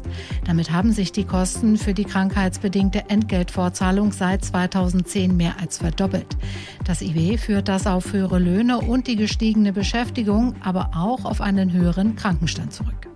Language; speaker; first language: German; native; German